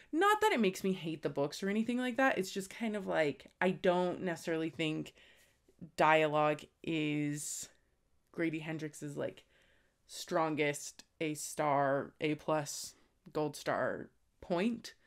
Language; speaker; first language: English; native; English